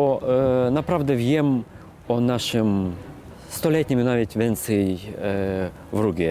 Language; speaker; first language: Polish; non-native, fluent; Ukrainian